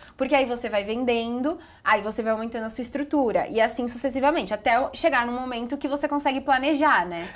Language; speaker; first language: Portuguese; native; Portuguese